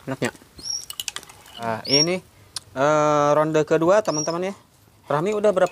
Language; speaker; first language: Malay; non-native, local second language; Sundanese